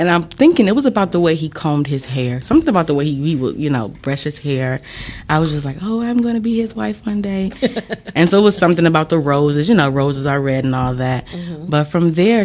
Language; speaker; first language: English; native; English